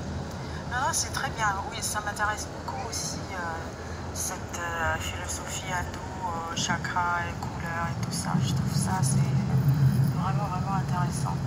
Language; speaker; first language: French; non-native, fluent; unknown